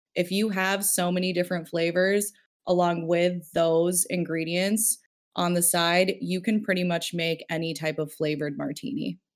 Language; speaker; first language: English; early bilingual, other home language; Filipino